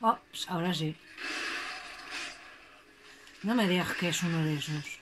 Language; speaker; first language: Spanish; native; Spanish